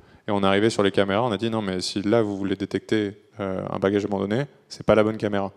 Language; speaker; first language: French; native; French